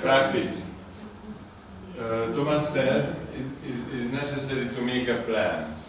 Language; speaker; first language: English; non-native, learner; Hungarian